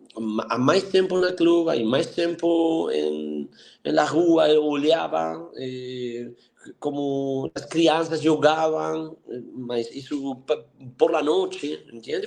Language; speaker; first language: Portuguese; non-native, fluent; Spanish